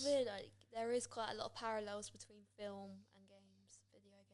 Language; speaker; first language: English; native; English